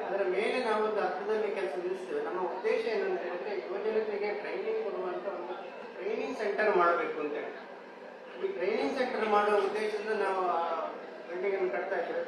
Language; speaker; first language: Kannada; native; Kannada